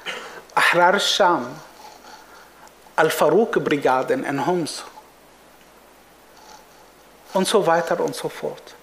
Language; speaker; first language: German; non-native, fluent; Arabic